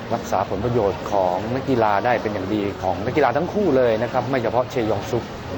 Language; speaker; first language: Thai; native; Thai